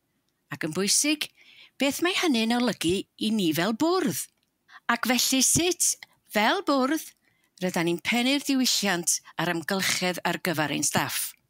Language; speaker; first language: Welsh; native; Welsh